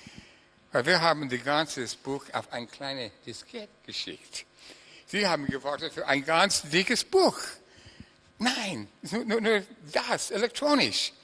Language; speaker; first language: German; non-native, fluent; English